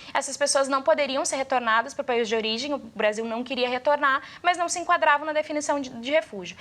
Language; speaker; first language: Portuguese; native; Portuguese